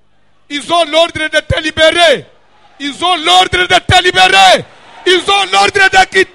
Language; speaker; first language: French; non-native, local second language; Lingala